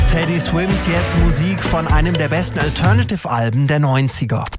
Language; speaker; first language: German; native; German